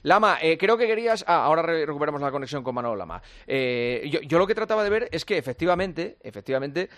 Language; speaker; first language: Spanish; native; Spanish